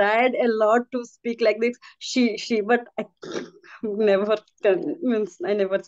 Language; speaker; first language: English; non-native, learner; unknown